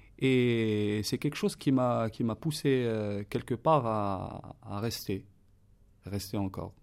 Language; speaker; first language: French; non-native, local second language; Kabyle